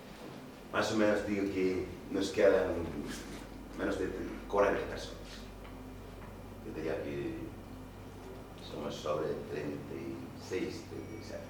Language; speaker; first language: Spanish; non-native, fluent; Wolof